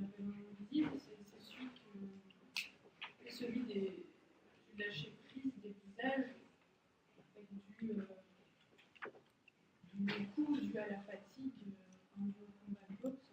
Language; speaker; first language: French; native; French